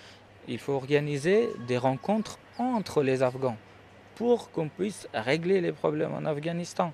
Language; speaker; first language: French; non-native, fluent; Persian